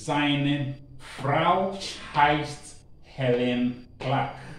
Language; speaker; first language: German; non-native, learner; Akan